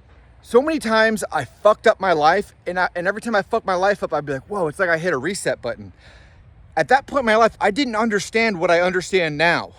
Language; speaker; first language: English; native; English